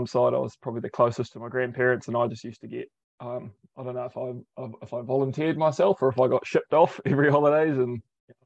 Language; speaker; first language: English; native; English